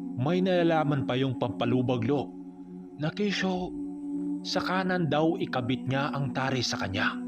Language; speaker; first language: Filipino; non-native, local second language; Cebuano